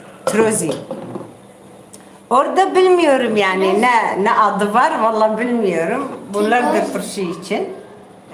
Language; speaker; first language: Turkish; non-native, local second language; Kurdish